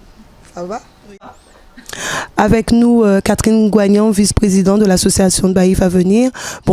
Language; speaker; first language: French; native; French